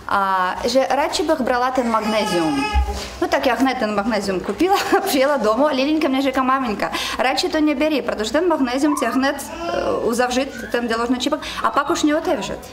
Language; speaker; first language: Czech; non-native, learner; Russian